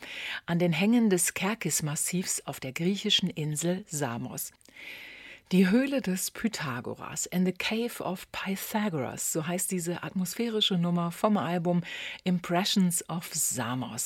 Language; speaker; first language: German; native; German